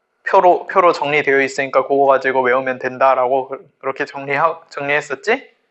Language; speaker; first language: Korean; native; Korean